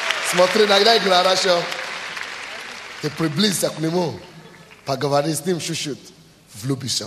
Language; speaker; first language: Russian; non-native, fluent; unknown